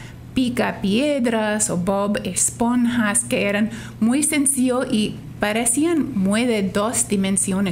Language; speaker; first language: Spanish; non-native, fluent; English